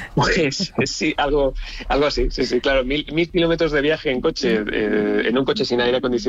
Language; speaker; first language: Spanish; native; Spanish